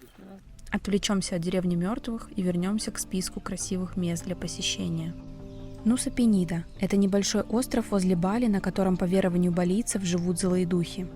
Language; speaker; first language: Russian; native; Russian